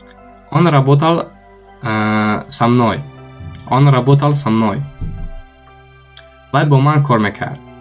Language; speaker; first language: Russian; non-native, fluent; Tajik